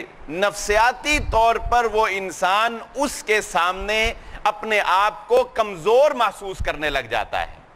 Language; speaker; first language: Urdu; non-native, local second language; Punjabi